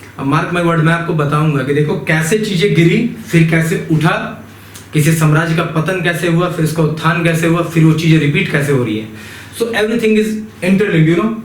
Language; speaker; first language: Hindi; native; Hindi